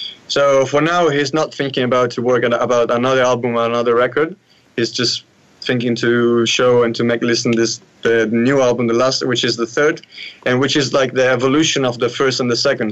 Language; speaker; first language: English; non-native, fluent; Italian